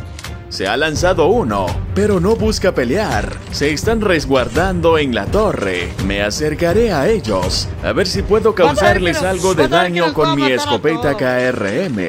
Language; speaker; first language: Spanish; native; Spanish